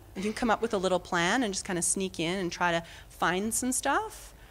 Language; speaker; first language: English; native; English